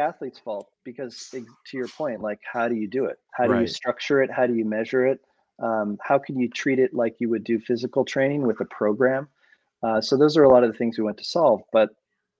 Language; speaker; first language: English; native; English